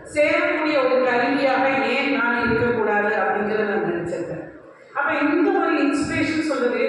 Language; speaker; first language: Tamil; non-native, local second language; Malayalam